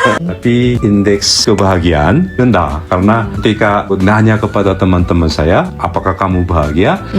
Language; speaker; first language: Indonesian; non-native, fluent; Korean